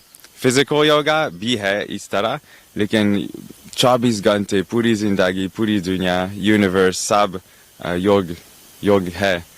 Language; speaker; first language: Hindi; non-native, learner; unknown